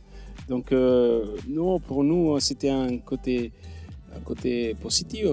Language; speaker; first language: French; non-native, fluent; Spanish